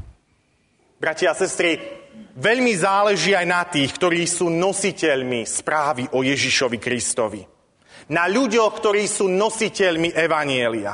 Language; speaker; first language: Slovak; native; Slovak